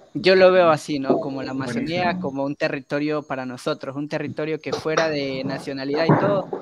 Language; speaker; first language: Spanish; native; Spanish